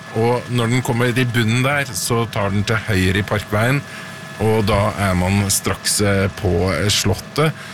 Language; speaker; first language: Norwegian; native; Norwegian